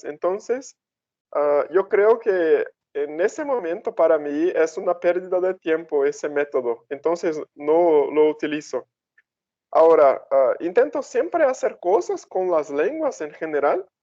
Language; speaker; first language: Spanish; non-native, fluent; Portuguese